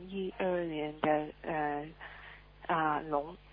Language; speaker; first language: Chinese; early bilingual, heritage; Chinese